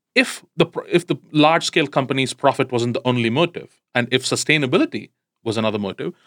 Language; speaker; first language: English; non-native, local second language; Tamil